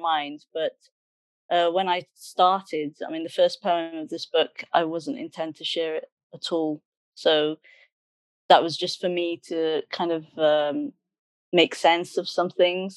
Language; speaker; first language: English; native; English